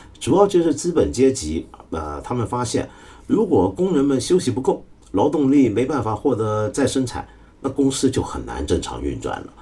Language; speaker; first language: Chinese; early bilingual, other home language; Cantonese